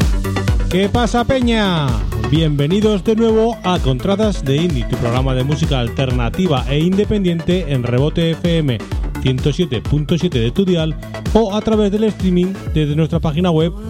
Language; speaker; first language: Spanish; native; Spanish